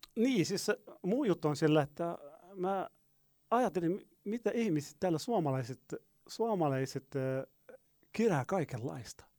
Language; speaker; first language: Finnish; non-native, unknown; Arabic